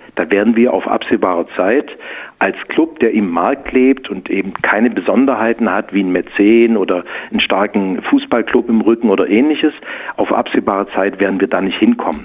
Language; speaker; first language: German; native; German